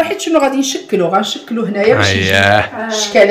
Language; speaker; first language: Arabic; native; Arabic